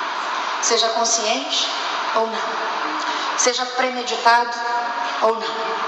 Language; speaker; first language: Portuguese; native; Portuguese